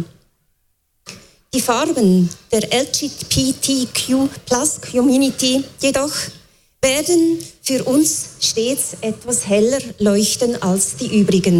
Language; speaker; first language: German; native; German